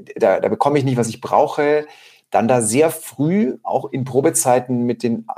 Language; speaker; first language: German; native; German